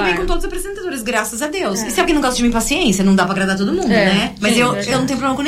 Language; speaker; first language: Portuguese; native; Portuguese